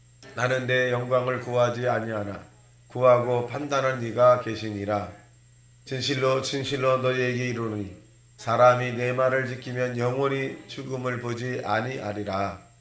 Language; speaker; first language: Korean; native; Korean